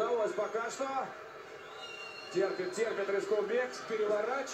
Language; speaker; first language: Russian; native; Russian